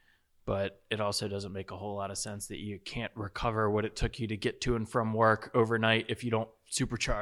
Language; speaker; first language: English; native; English